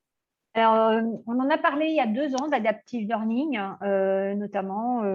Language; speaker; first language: French; native; French